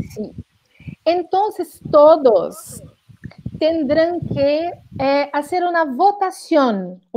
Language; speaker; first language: Spanish; non-native, learner; Portuguese